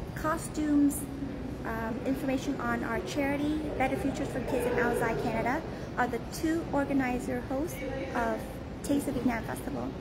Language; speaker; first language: English; early bilingual, other home language; Vietnamese